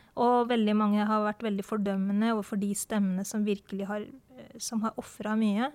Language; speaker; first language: Norwegian; early bilingual, other home language; Urdu